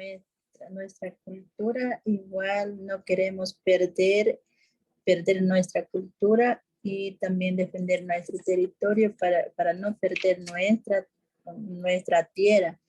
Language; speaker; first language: Spanish; non-native, local second language; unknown